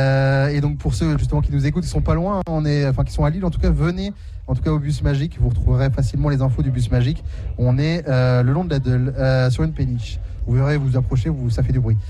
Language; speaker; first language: French; native; French